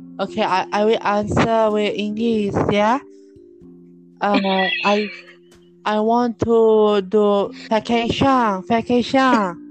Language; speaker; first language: English; non-native, learner; Thai